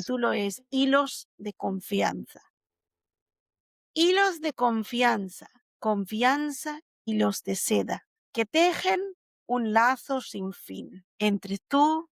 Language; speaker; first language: Spanish; non-native, fluent; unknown